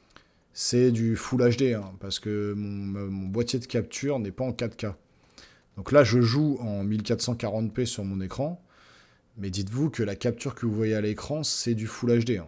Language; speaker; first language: French; native; French